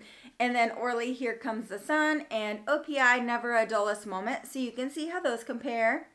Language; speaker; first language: English; native; English